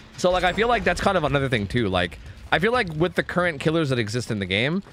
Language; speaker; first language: English; native; English